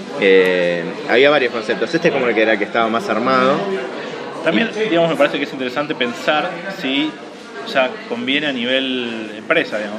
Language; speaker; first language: Spanish; native; Spanish